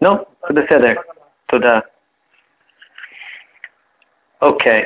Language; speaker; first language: Hebrew; non-native, learner; English